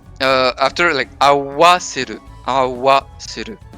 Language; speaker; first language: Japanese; non-native, fluent; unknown